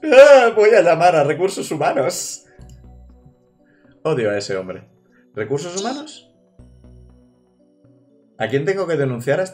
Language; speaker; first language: Spanish; native; Spanish